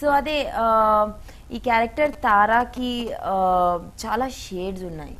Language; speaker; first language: Telugu; non-native, learner; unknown